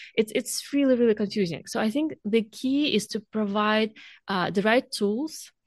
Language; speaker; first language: English; non-native, fluent; Russian